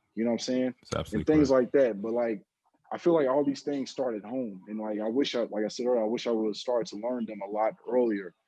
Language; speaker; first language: English; native; English